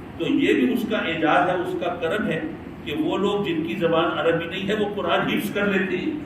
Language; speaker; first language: Urdu; native; Urdu